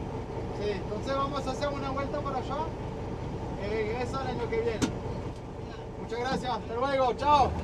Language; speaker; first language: Spanish; non-native, learner; French